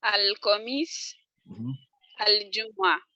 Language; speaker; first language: Arabic; non-native, learner; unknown